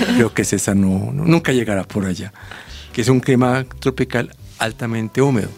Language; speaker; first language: Spanish; native; Spanish